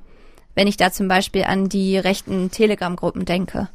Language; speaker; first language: German; native; German